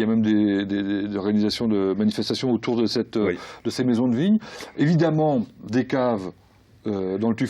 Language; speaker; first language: French; native; French